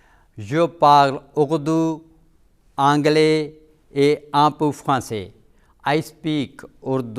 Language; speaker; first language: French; non-native, fluent; Urdu